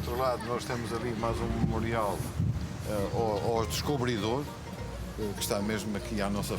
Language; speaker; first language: Portuguese; native; Portuguese